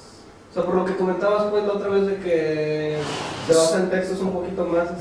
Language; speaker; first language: Spanish; native; Spanish